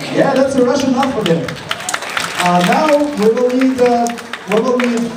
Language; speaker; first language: English; non-native, fluent; Russian